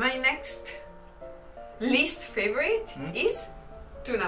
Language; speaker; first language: English; non-native, fluent; Italian